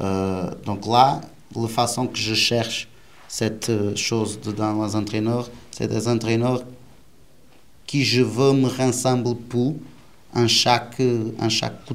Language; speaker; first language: French; non-native, learner; Portuguese